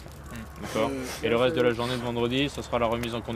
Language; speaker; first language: French; native; French